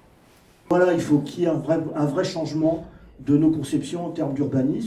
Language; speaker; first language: French; native; French